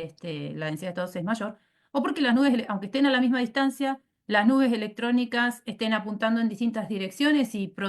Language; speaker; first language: Spanish; native; Spanish